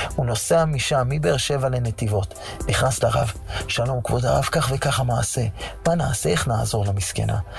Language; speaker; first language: Hebrew; native; Hebrew